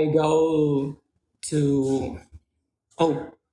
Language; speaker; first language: English; non-native, learner; Spanish